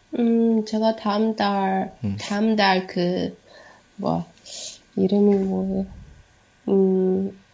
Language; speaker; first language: Korean; non-native, learner; Chinese